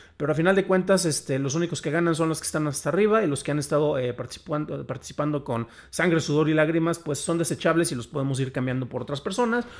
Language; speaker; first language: Spanish; native; Spanish